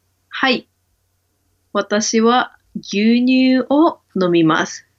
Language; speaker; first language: Japanese; non-native, learner; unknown